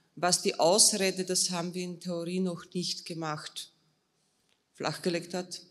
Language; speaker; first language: German; non-native, fluent; Polish